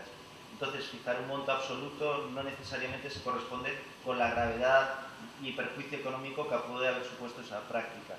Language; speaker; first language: Spanish; native; Spanish